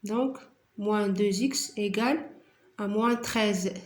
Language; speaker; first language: French; non-native, local second language; Arabic